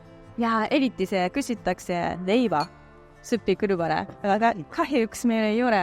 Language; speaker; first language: Estonian; early bilingual, other home language; Japanese